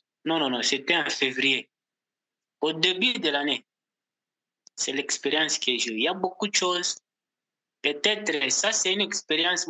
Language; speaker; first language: French; non-native, local second language; Portuguese